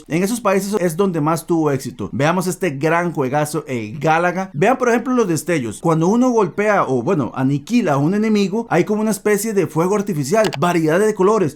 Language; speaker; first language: Spanish; native; Spanish